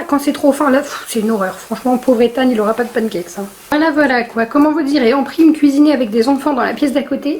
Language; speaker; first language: French; native; French